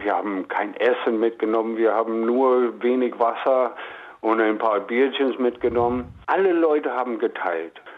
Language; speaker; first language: German; non-native, fluent; English